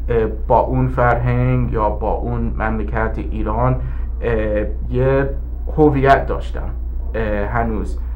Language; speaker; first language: Persian; early bilingual, heritage; English